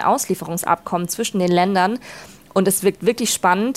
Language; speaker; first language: German; native; German